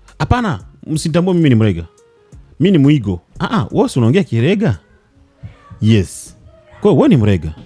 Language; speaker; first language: Swahili; non-native, local second language; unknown